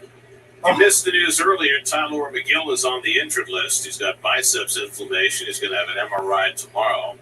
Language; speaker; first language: English; native; English